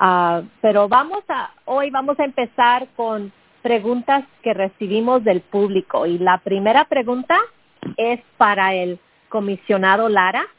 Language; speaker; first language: Spanish; early bilingual, heritage; Spanish